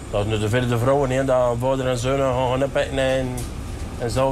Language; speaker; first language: Dutch; native; Dutch